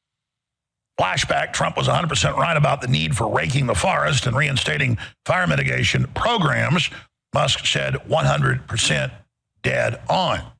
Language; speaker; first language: English; native; English